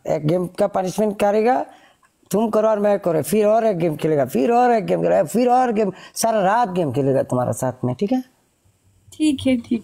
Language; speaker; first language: Hindi; non-native, fluent; Bangla